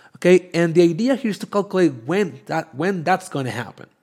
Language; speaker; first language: English; non-native, fluent; Spanish